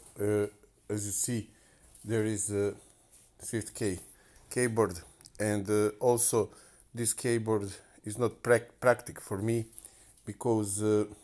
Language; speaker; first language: English; non-native, learner; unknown